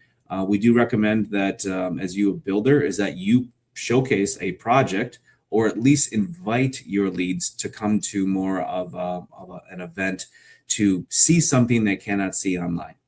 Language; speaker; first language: English; native; English